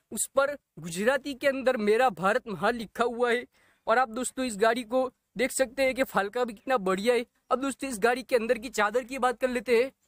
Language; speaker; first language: Hindi; non-native, local second language; Gujarati